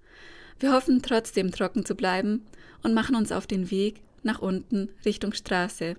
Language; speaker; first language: German; native; German